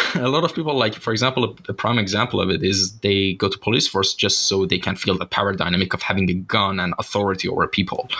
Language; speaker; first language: English; non-native, fluent; Persian